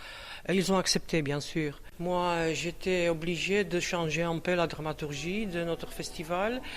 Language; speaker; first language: French; non-native, fluent; Czech